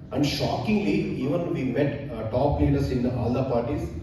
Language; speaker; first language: English; non-native, local second language; Telugu